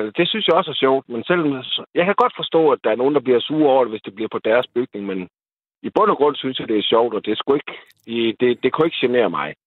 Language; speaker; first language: Danish; native; Danish